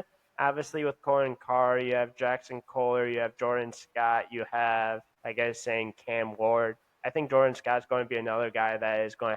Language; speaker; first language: English; native; English